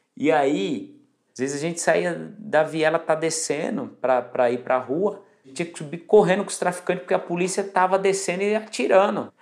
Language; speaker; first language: Portuguese; native; Portuguese